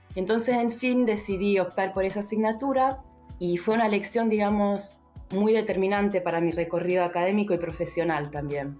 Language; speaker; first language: Spanish; early bilingual, heritage; Spanish